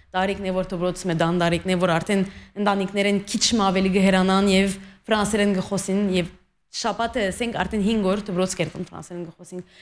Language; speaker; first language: Armenian; early bilingual, heritage; Armenian